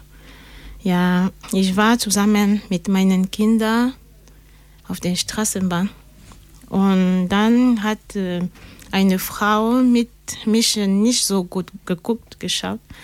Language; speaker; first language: German; non-native, learner; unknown